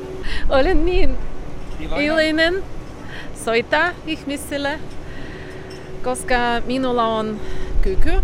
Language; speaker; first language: Finnish; non-native, learner; Russian